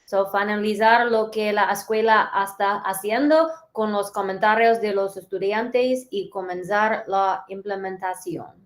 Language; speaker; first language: Spanish; early bilingual, heritage; English